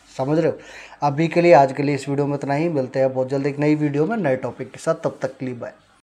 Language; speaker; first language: Hindi; native; Hindi